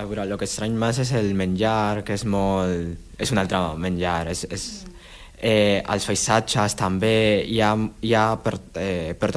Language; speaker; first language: Catalan; non-native, learner; Spanish